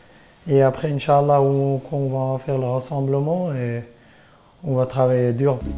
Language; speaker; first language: French; non-native, fluent; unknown